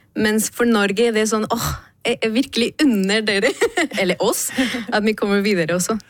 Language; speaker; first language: Norwegian; non-native, fluent; Spanish